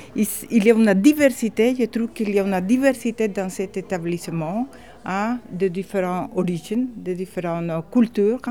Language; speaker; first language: French; non-native, fluent; Spanish